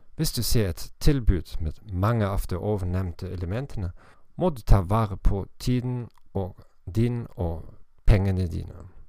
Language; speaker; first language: Norwegian; non-native, learner; German